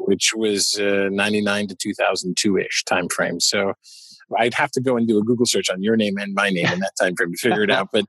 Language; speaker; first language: English; native; English